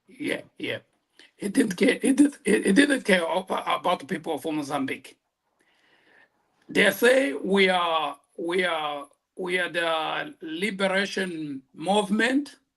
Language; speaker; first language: English; non-native, local second language; Portuguese